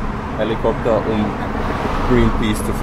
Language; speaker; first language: German; native; German